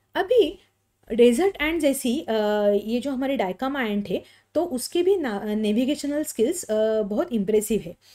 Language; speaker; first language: Hindi; non-native, local second language; Marathi